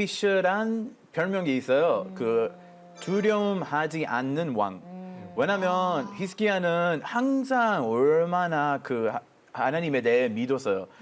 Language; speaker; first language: Korean; non-native, fluent; Hebrew